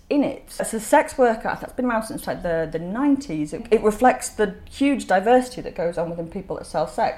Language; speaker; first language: English; native; English